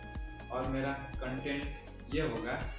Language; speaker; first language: Hindi; non-native, local second language; Bangla